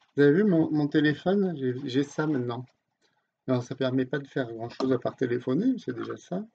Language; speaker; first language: French; native; French